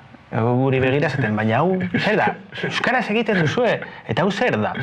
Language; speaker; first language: Basque; non-native, local second language; Spanish